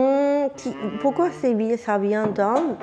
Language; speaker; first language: French; non-native, learner; Japanese